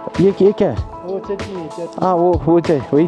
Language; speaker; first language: Hindi; non-native, local second language; Malayalam